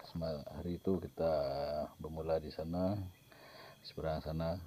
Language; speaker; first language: Malay; native; Malay